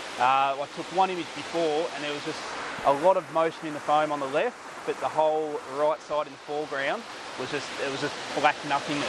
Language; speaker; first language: English; native; English